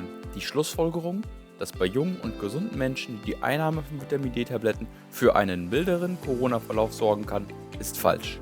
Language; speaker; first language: German; native; German